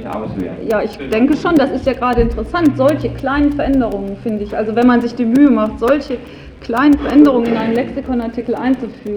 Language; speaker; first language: German; native; German